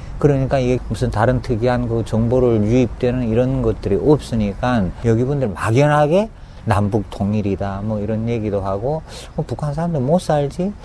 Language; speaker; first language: Korean; native; Korean